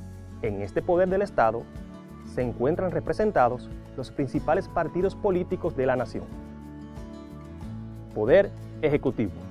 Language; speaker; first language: Spanish; native; Spanish